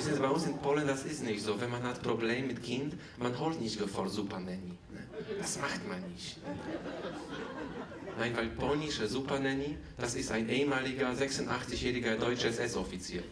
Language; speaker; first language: German; early bilingual, other home language; Polish